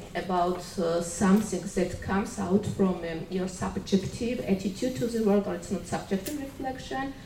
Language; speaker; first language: English; non-native, fluent; Georgian